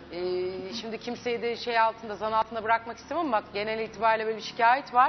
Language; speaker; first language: Turkish; native; Turkish